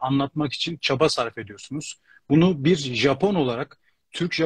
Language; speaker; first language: Turkish; native; Turkish